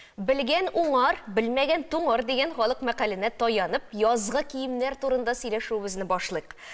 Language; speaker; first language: Tatar; native; Tatar